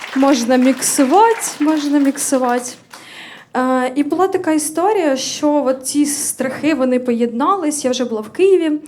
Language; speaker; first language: Ukrainian; native; Ukrainian